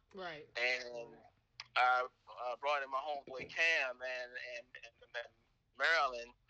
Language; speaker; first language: English; native; English